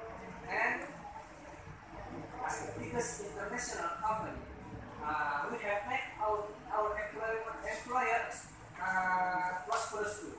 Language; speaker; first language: English; non-native, learner; Indonesian